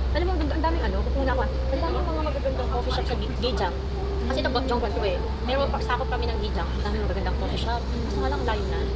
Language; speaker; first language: Filipino; native; Filipino